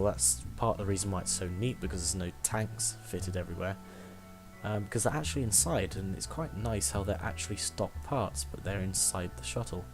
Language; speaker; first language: English; native; English